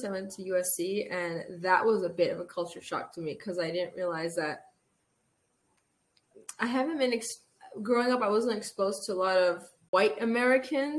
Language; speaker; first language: English; early bilingual, other home language; Armenian